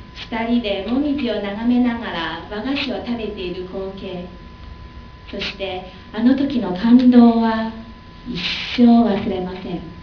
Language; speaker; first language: Japanese; non-native, fluent; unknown